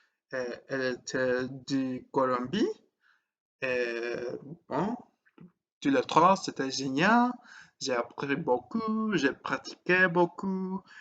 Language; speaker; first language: French; non-native, learner; English